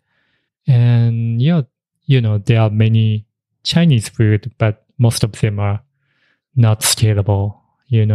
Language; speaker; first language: English; non-native, fluent; Japanese